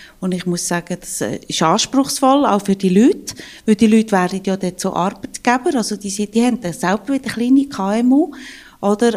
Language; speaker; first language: German; native; German